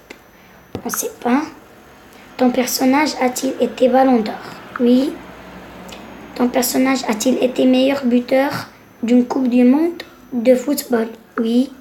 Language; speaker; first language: French; non-native, local second language; Arabic